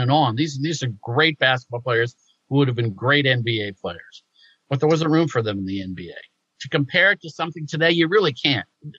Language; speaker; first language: English; native; English